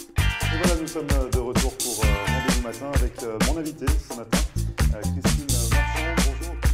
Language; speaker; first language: French; native; French